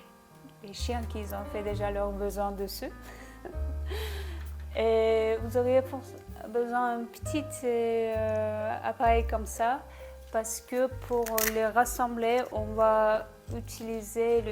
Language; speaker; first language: French; non-native, fluent; Turkish